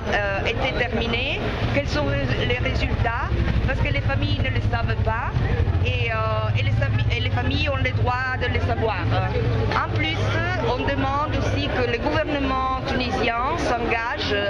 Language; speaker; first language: French; non-native, fluent; Italian